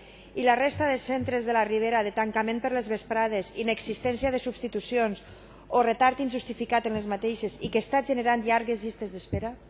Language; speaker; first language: Catalan; native; Catalan